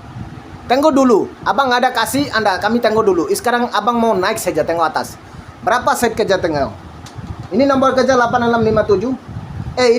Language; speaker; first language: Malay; non-native, learner; Bangla